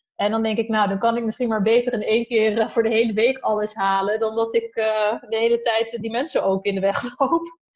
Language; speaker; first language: Dutch; native; Dutch